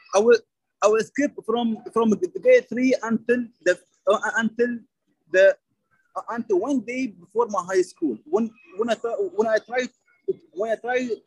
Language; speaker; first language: English; non-native, learner; Arabic